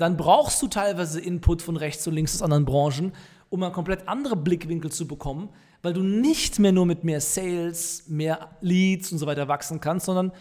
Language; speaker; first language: German; native; German